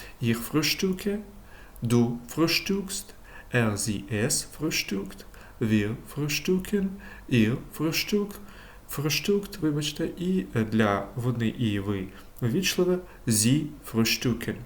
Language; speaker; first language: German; non-native, fluent; Ukrainian